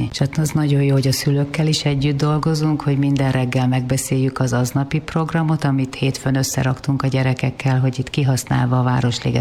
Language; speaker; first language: Hungarian; native; Hungarian